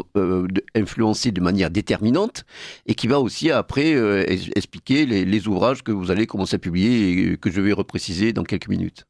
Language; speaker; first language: French; native; French